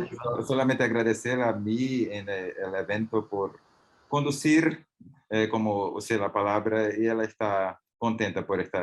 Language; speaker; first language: Spanish; non-native, learner; Portuguese